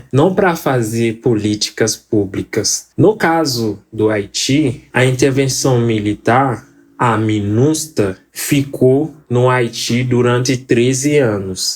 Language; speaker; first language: Portuguese; non-native, fluent; Haitian Creole